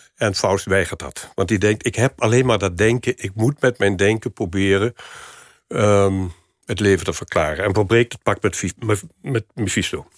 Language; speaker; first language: Dutch; native; Dutch